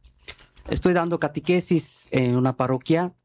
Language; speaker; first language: Spanish; non-native, learner; Bangla